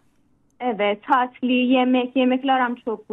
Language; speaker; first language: Turkish; non-native, learner; Persian